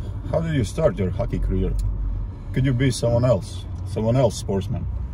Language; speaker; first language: English; non-native, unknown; Latvian